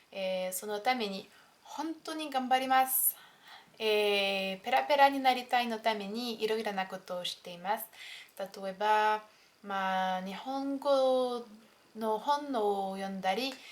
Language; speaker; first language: Japanese; non-native, learner; French